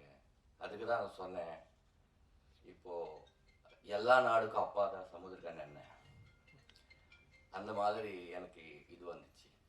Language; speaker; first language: Tamil; non-native, learner; Telugu